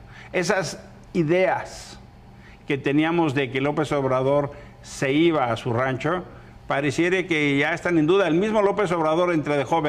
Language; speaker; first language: Spanish; native; Spanish